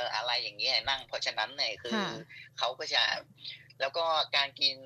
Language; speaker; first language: Thai; non-native, fluent; Vietnamese